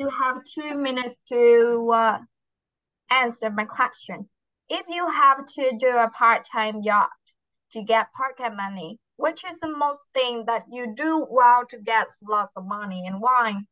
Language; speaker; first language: English; non-native, fluent; Vietnamese